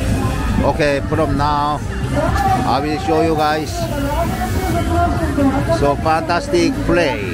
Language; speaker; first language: English; non-native, learner; Korean